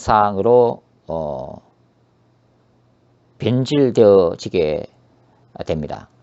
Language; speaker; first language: Korean; native; Korean